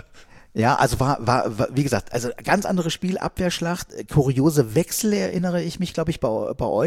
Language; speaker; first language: German; native; German